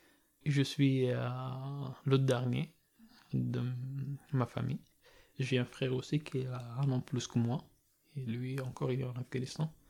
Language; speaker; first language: French; non-native, learner; Persian